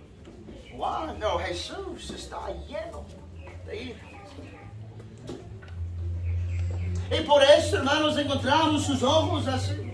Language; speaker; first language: Spanish; non-native, fluent; English